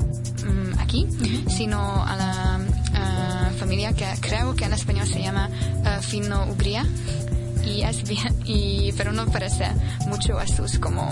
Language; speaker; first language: Spanish; non-native, learner; Hungarian